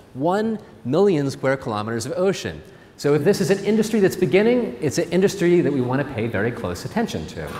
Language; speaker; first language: English; native; English